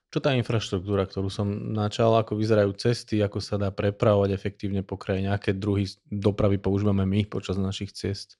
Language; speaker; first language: Slovak; native; Slovak